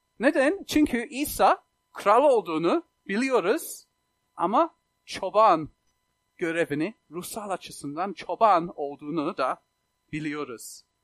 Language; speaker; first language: Turkish; non-native, fluent; English